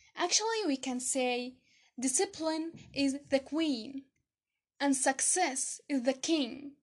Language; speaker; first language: English; non-native, fluent; Arabic